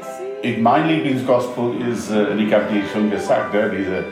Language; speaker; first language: German; non-native, fluent; English